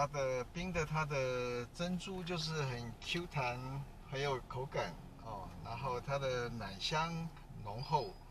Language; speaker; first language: Chinese; native; Chinese